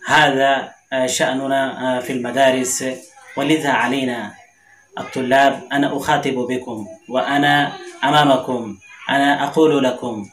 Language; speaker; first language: Arabic; non-native, fluent; Urdu